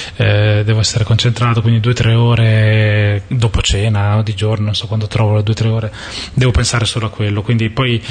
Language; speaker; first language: Italian; native; Italian